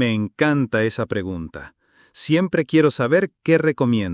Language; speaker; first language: Spanish; non-native, fluent; English